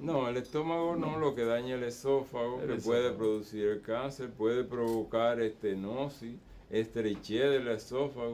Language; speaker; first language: Spanish; native; Spanish